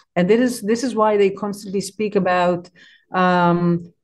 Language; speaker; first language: English; non-native, fluent; Hebrew